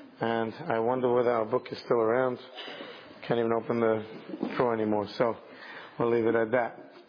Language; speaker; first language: English; native; English